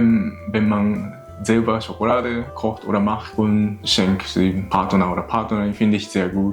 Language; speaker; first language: German; non-native, learner; Japanese